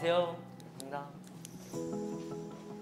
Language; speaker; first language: Korean; non-native, learner; Japanese